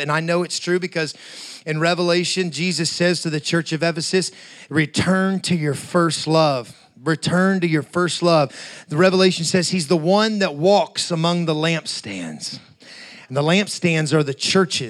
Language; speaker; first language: English; native; English